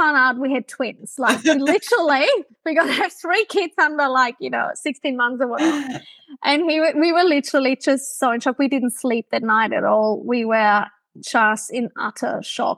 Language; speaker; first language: English; non-native, fluent; German